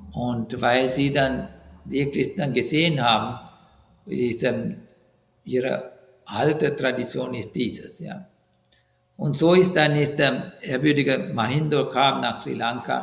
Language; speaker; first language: German; non-native, learner; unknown